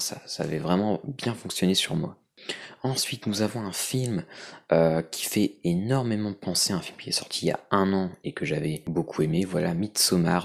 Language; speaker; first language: French; native; French